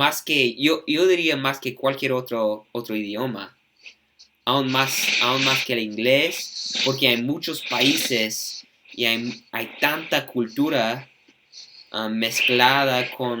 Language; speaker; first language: Spanish; non-native, fluent; English